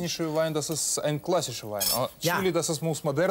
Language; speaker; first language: German; non-native, learner; Russian